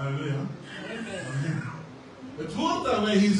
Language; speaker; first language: Dutch; non-native, fluent; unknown